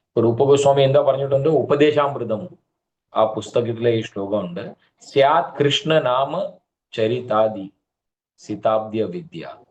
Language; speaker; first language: Malayalam; early bilingual, heritage; Malayalam